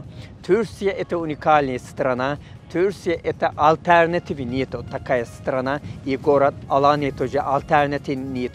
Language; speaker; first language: Russian; non-native, learner; Turkish